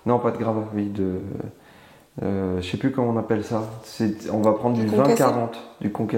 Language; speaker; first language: French; native; French